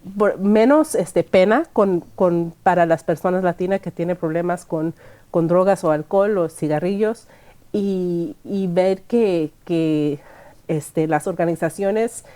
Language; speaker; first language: Spanish; early bilingual, heritage; Spanish